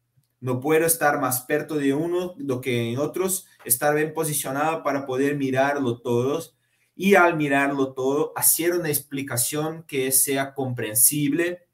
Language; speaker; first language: Spanish; non-native, fluent; Portuguese